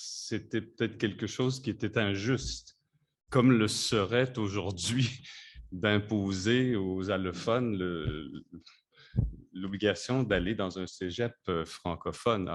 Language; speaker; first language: French; native; French